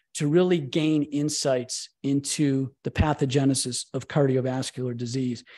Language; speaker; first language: English; native; English